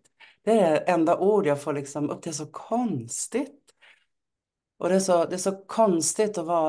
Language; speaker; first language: Swedish; native; Swedish